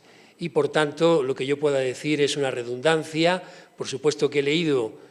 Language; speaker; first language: Spanish; native; Spanish